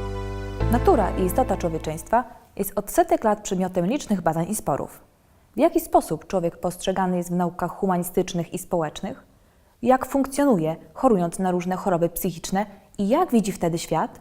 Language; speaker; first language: Polish; native; Polish